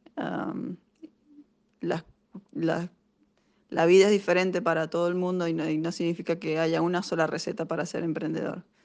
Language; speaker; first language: Spanish; native; Spanish